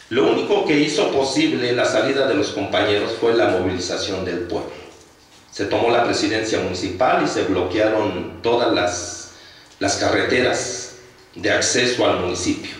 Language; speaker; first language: Spanish; native; Spanish